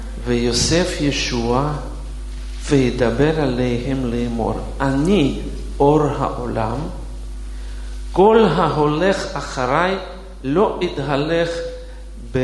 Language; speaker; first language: Hebrew; non-native, fluent; Russian